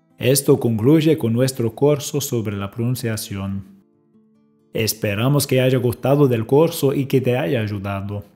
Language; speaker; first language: Spanish; non-native, fluent; English